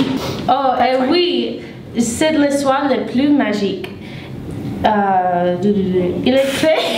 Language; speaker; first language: French; non-native, learner; English